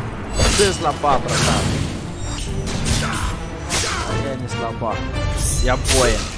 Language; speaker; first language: Russian; non-native, local second language; Romanian